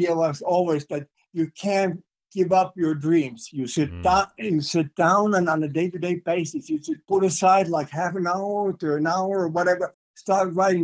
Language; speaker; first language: English; non-native, fluent; Finnish